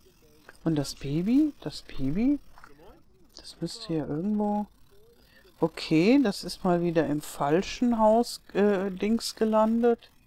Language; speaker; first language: German; native; German